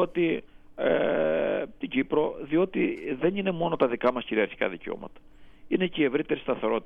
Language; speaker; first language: Greek; native; Greek